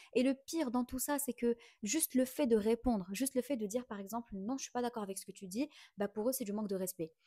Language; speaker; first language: French; non-native, local second language; Arabic